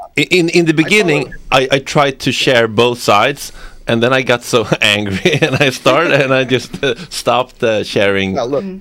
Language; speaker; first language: English; non-native, fluent; Swedish